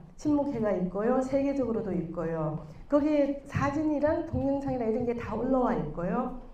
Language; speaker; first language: Korean; non-native, fluent; Chinese